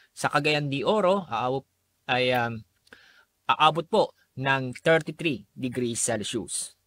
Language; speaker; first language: Filipino; native; Filipino